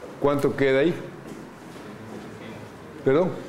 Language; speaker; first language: Spanish; native; Spanish